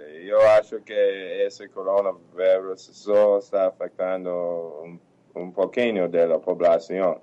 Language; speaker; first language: Portuguese; non-native, fluent; English